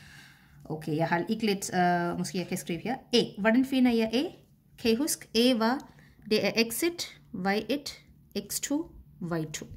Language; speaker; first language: Danish; non-native, fluent; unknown